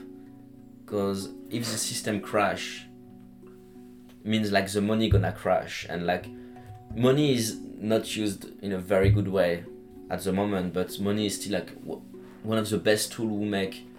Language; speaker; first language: English; non-native, fluent; French